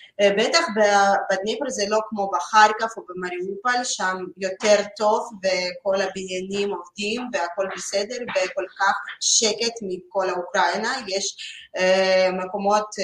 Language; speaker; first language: Hebrew; non-native, learner; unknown